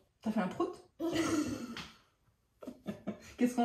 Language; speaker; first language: French; native; French